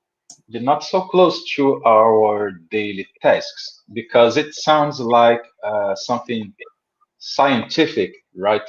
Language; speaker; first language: English; non-native, fluent; Portuguese